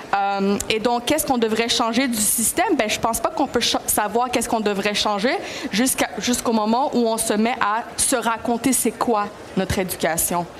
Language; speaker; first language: French; early bilingual, other home language; Greek